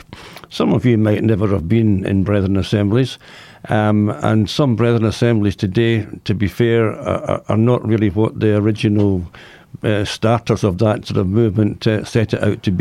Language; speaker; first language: English; native; English